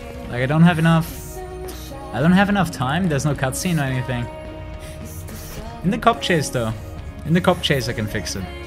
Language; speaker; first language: English; non-native, fluent; German